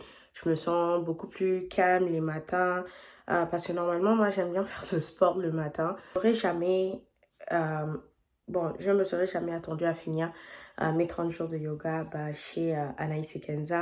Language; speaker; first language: French; non-native, fluent; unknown